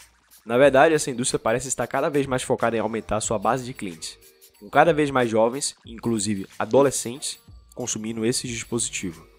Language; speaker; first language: Portuguese; native; Portuguese